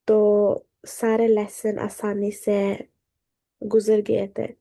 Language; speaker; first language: Hindi; early bilingual, heritage; Hindi